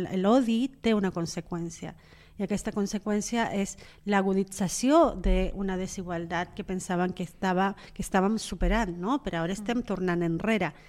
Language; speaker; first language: Catalan; non-native, local second language; Spanish